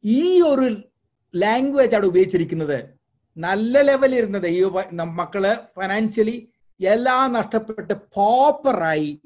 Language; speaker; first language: Malayalam; early bilingual, heritage; Malayalam